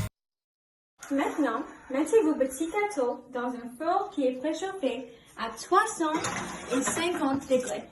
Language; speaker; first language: French; non-native, learner; English